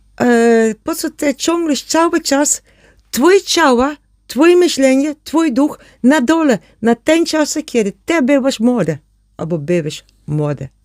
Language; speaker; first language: Polish; non-native, learner; German